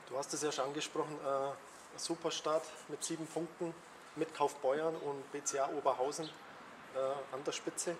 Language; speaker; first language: German; native; German